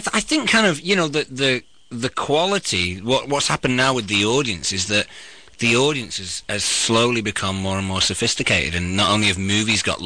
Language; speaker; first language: English; native; English